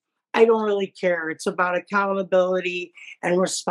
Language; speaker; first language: English; native; English